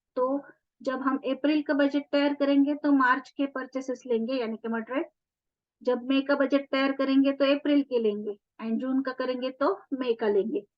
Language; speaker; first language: Hindi; non-native, local second language; Marathi